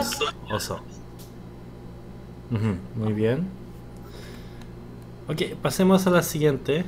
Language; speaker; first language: Spanish; non-native, fluent; Korean